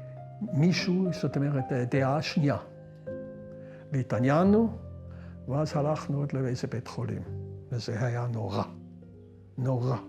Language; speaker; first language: Hebrew; non-native, fluent; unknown